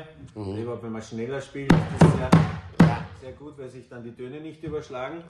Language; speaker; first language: German; native; German